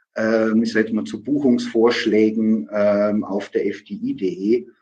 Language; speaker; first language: German; native; German